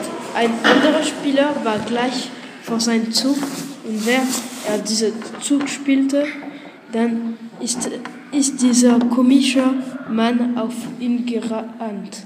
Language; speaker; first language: German; non-native, learner; French